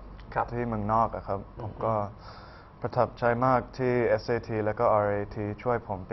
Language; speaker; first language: Thai; early bilingual, heritage; Thai